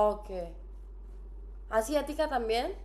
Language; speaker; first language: Spanish; non-native, learner; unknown